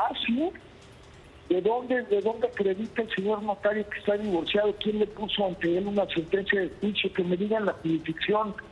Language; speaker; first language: Spanish; native; Spanish